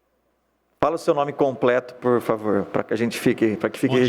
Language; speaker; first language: Portuguese; native; Portuguese